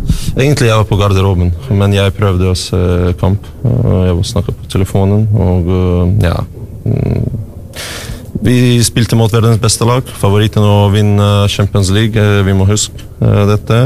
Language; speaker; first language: Norwegian; non-native, learner; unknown